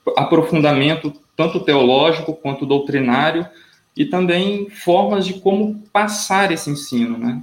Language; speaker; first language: Portuguese; native; Portuguese